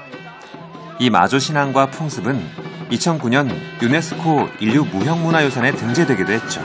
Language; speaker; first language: Korean; native; Korean